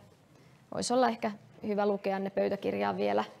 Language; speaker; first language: Finnish; native; Finnish